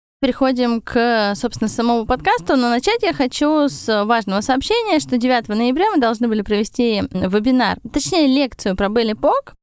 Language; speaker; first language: Russian; native; Russian